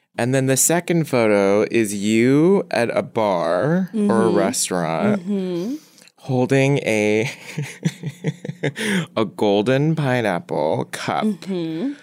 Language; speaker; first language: English; early bilingual, other home language; Korean